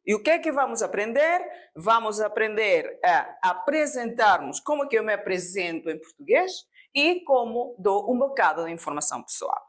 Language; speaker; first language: Portuguese; non-native, fluent; Spanish